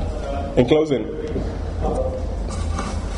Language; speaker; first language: English; non-native, local second language; Yoruba